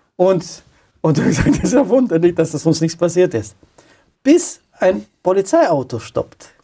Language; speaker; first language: German; non-native, fluent; Romanian